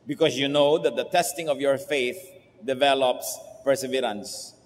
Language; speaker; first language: English; non-native, local second language; Filipino